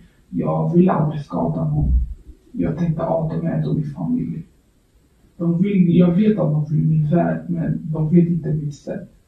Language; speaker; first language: Swedish; early bilingual, other home language; Kurdish